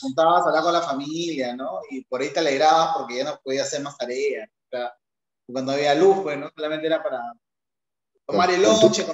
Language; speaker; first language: Spanish; native; Spanish